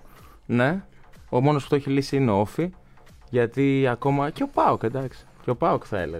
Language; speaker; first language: Greek; native; Greek